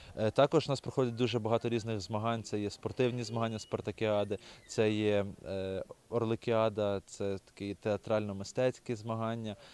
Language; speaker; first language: Ukrainian; native; Ukrainian